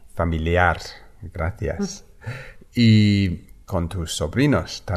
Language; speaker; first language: Spanish; non-native, fluent; English